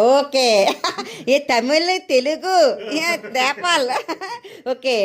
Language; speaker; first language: Hindi; non-native, learner; Telugu